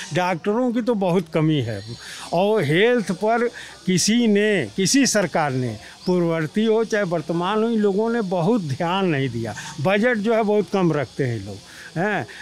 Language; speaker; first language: Hindi; native; Hindi